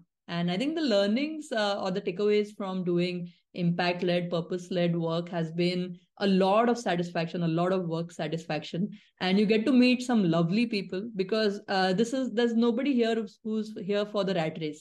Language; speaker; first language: English; non-native, local second language; Marathi